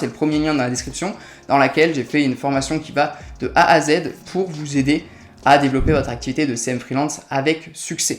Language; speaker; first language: French; native; French